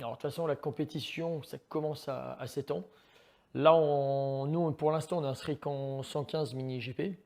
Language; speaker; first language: French; native; French